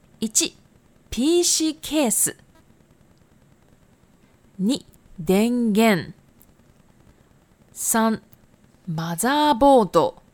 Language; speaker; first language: Japanese; non-native, fluent; Chinese